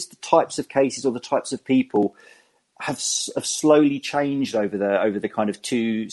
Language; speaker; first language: English; native; English